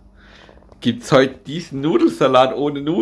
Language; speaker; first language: German; native; German